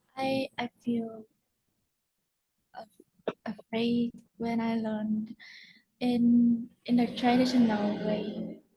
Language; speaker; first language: English; non-native, learner; Vietnamese